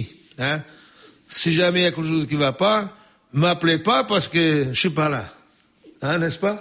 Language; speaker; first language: Portuguese; native; Portuguese